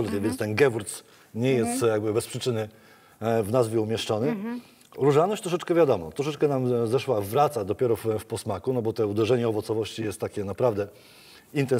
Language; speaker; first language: Polish; native; Polish